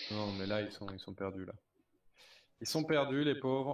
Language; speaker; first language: French; native; French